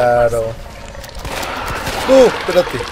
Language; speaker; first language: Spanish; native; Spanish